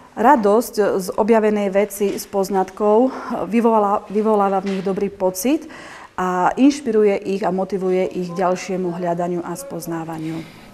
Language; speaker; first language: Slovak; native; Slovak